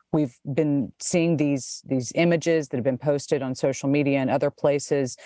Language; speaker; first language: English; native; English